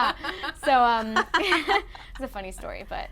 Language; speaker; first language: English; native; English